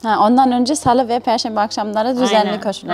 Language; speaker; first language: Turkish; non-native, fluent; German